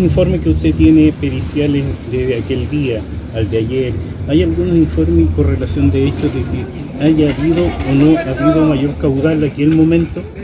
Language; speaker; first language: Spanish; native; Spanish